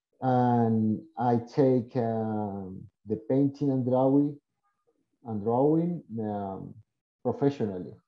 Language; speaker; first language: English; non-native, learner; Spanish